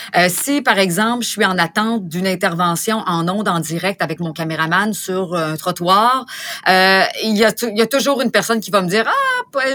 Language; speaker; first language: French; native; French